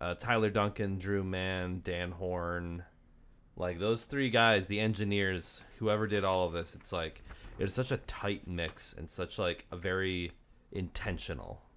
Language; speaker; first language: English; native; English